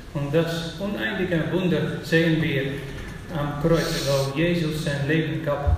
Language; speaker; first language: German; non-native, fluent; Dutch